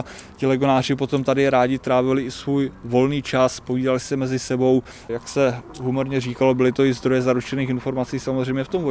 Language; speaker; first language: Czech; native; Czech